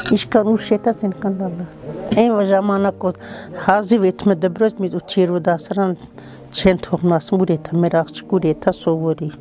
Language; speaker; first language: Armenian; non-native, local second language; Assyrian Neo-Aramaic